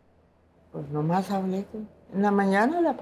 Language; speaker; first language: Spanish; non-native, local second language; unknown